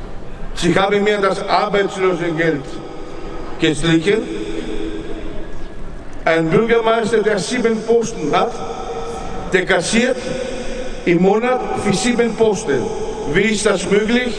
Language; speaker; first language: German; non-native, fluent; Greek